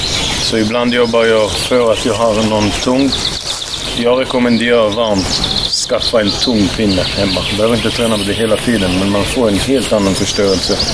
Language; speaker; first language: Swedish; non-native, fluent; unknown